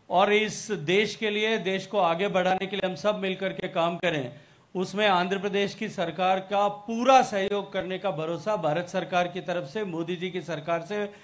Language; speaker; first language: Hindi; native; Hindi